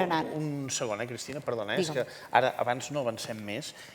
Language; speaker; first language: Catalan; native; Catalan